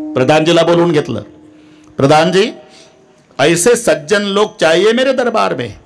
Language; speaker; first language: Hindi; non-native, local second language; Marathi